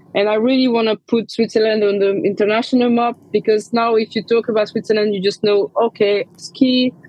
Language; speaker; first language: English; non-native, fluent; Romanian